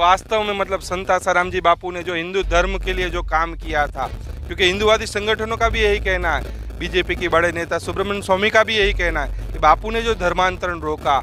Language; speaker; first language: Hindi; native; Hindi